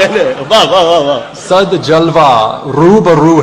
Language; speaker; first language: Urdu; non-native, fluent; English